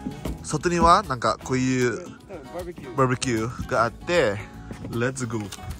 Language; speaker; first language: Japanese; non-native, fluent; Indonesian